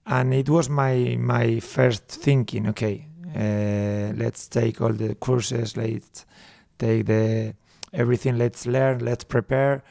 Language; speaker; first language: English; non-native, fluent; Spanish